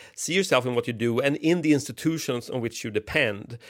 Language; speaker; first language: English; non-native, fluent; Swedish